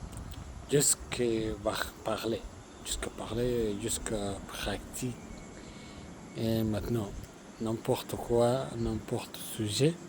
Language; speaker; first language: French; non-native, learner; Arabic